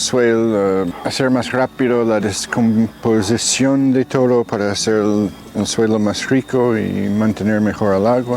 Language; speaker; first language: Spanish; non-native, fluent; English